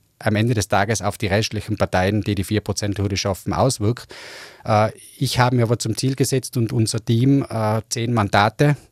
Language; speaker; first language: German; native; German